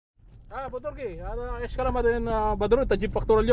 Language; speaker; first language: Arabic; non-native, learner; Filipino